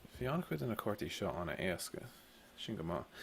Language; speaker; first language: Irish; non-native, local second language; English